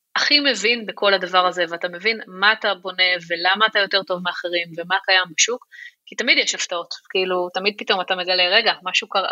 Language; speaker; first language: Hebrew; native; Hebrew